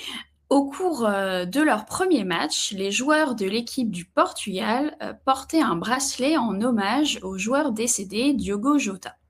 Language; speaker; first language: French; native; French